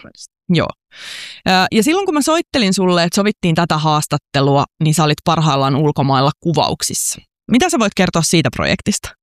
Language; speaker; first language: Finnish; native; Finnish